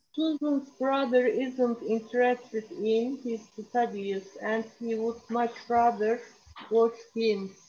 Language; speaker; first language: English; non-native, learner; Turkish